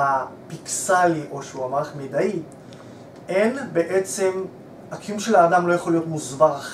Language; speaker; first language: Hebrew; native; Hebrew